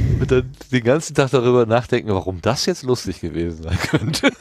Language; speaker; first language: German; native; German